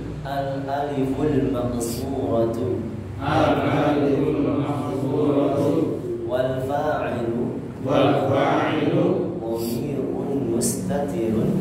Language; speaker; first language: Arabic; non-native, fluent; Indonesian